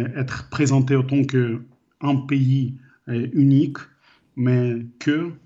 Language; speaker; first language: French; non-native, learner; Ukrainian